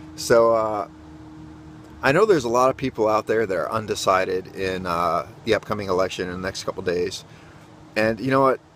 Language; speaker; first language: English; native; English